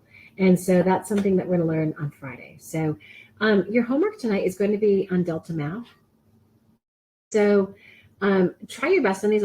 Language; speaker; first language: English; native; English